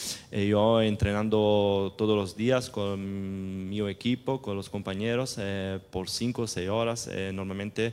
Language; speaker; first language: Spanish; non-native, learner; Italian